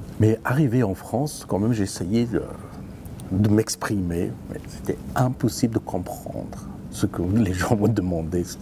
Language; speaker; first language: French; non-native, fluent; Persian